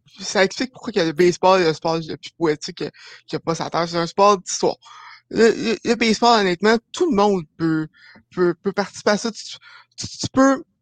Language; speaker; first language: French; native; French